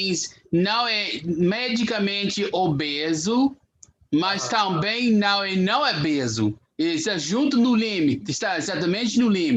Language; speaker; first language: Portuguese; non-native, fluent; English